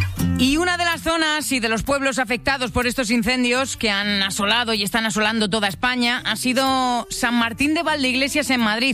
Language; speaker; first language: Spanish; native; Spanish